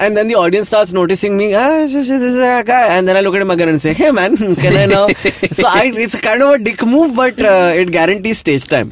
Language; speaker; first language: English; non-native, local second language; Hindi